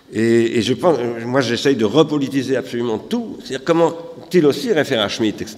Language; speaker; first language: French; native; French